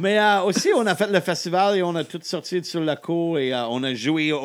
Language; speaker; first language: French; non-native, learner; English